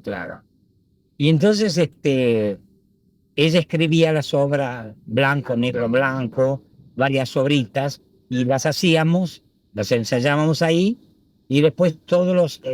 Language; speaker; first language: Spanish; early bilingual, other home language; Italian